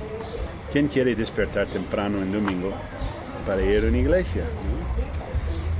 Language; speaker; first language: Spanish; non-native, fluent; Portuguese